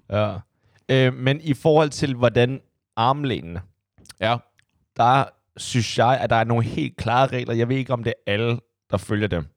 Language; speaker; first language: Danish; non-native, fluent; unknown